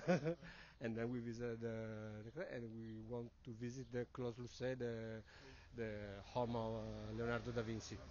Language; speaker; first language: English; non-native, learner; Italian